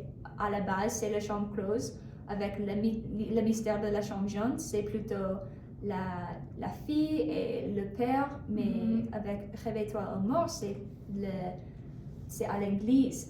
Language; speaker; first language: French; non-native, learner; English